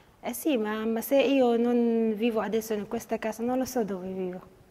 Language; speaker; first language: Italian; non-native, learner; Arabic